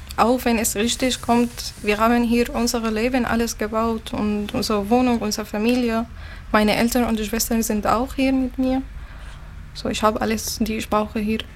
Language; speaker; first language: German; non-native, learner; Arabic